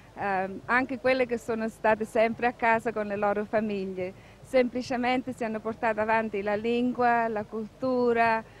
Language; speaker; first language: Italian; native; Italian